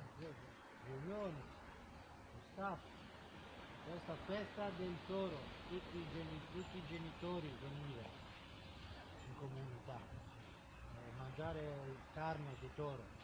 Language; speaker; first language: Italian; non-native, learner; Slovenian